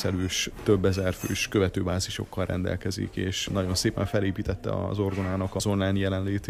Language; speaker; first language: Hungarian; native; Hungarian